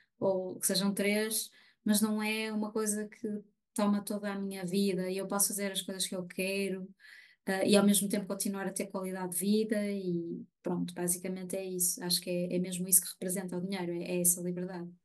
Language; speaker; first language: Portuguese; native; Portuguese